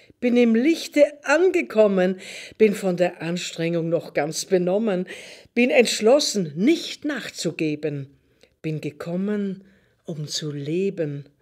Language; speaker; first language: German; native; German